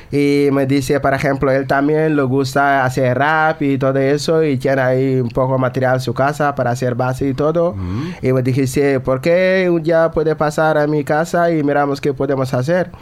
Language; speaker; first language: Spanish; non-native, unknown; Wolof